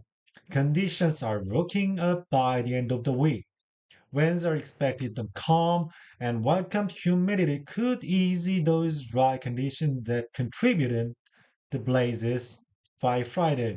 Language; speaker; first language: English; non-native, learner; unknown